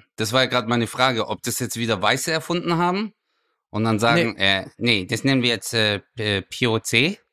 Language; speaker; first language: German; early bilingual, other home language; Turkish